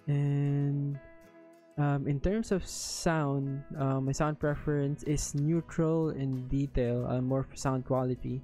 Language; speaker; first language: English; non-native, local second language; Filipino